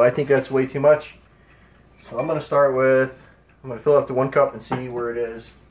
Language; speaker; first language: English; early bilingual, other home language; Czech